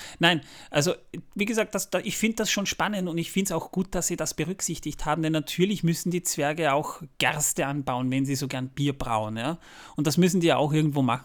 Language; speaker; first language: German; native; German